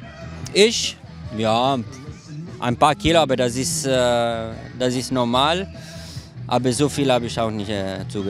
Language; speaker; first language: German; non-native, local second language; Italian